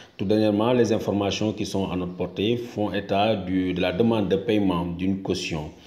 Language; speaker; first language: French; non-native, local second language; Wolof